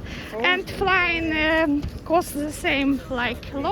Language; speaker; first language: English; non-native, learner; Russian